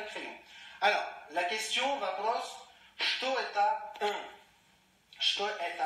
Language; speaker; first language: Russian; non-native, learner; French